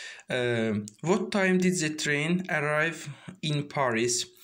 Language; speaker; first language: English; non-native, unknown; Azerbaijani